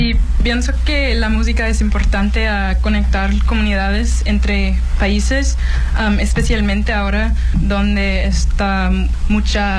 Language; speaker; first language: Spanish; non-native, learner; English